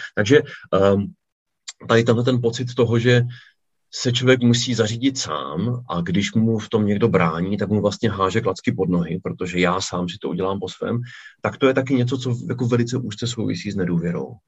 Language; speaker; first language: Czech; native; Czech